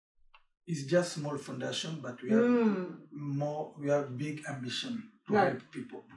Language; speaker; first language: English; non-native, learner; French